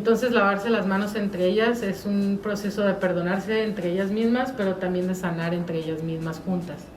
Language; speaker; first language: Spanish; native; Spanish